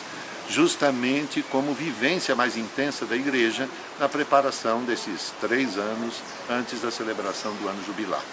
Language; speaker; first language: Portuguese; native; Portuguese